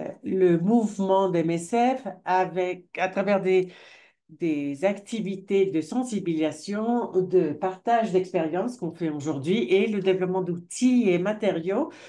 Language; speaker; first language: French; non-native, fluent; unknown